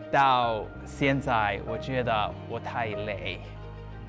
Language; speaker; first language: Chinese; non-native, learner; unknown